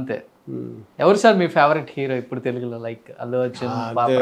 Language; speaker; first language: Telugu; native; Telugu